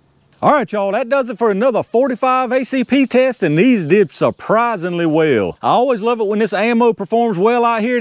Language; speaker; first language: English; native; English